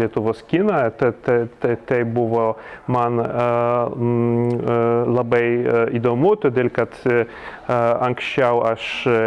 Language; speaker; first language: Lithuanian; non-native, learner; Polish